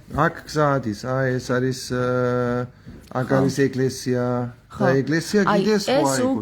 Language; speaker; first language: Georgian; non-native, learner; German